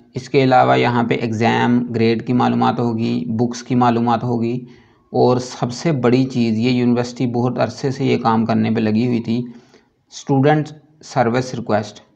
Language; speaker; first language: Urdu; non-native, local second language; Punjabi